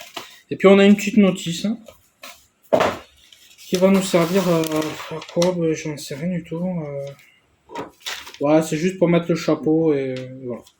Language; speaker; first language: French; native; French